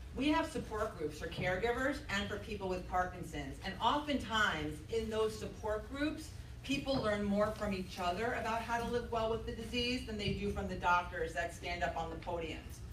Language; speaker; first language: English; native; English